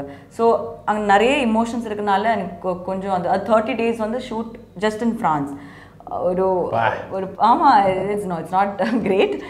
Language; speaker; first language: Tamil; non-native, fluent; Malayalam